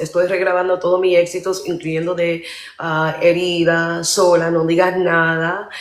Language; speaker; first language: Spanish; early bilingual, other home language; English